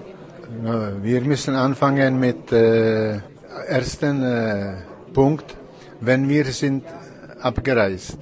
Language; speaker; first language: German; non-native, learner; Czech